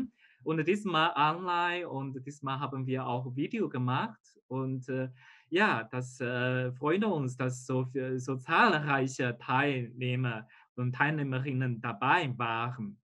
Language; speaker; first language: German; non-native, fluent; Chinese